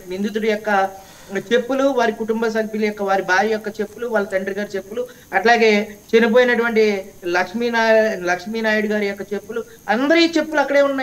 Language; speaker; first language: Telugu; native; Telugu